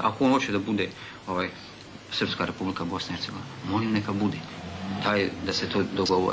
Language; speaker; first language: Bosnian; native; Bosnian